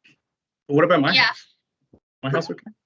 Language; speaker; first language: English; native; English